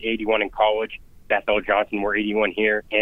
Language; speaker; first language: English; non-native, fluent; Ukrainian